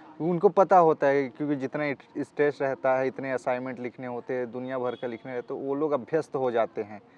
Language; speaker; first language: Hindi; native; Hindi